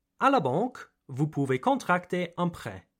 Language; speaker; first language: French; non-native, fluent; English